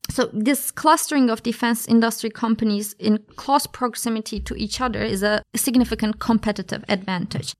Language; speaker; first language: English; non-native, fluent; Turkish